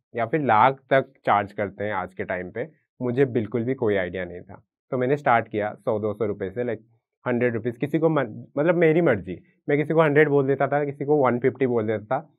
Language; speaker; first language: Hindi; non-native, local second language; Odia